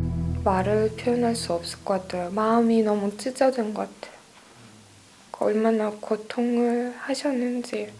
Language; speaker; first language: Korean; non-native, fluent; Russian